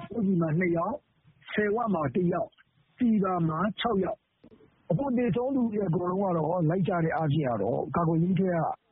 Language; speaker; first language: Burmese; native; Burmese